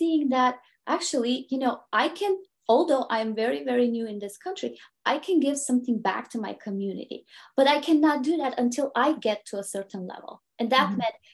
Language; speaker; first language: English; non-native, fluent; Bulgarian